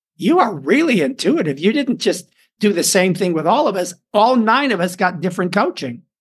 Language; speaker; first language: English; native; English